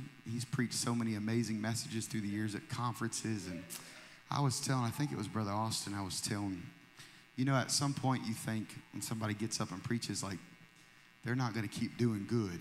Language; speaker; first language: English; native; English